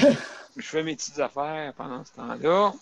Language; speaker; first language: French; native; French